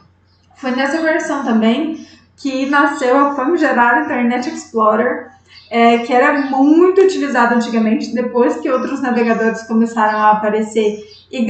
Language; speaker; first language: Portuguese; native; Portuguese